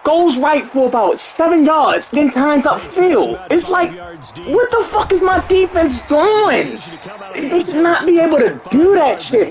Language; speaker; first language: English; native; English